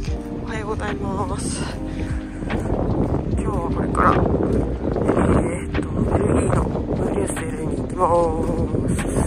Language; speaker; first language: Japanese; native; Japanese